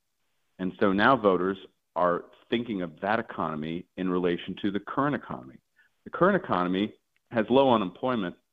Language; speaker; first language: English; native; English